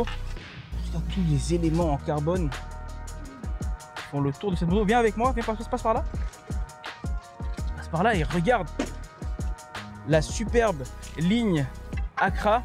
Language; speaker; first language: French; native; French